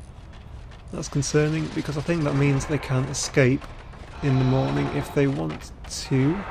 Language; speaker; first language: English; native; English